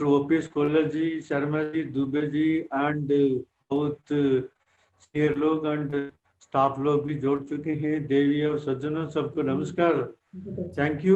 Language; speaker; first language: Hindi; non-native, local second language; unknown